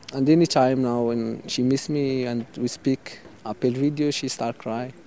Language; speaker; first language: English; non-native, fluent; Arabic